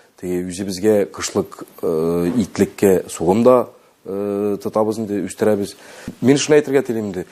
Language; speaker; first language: Tatar; native; Tatar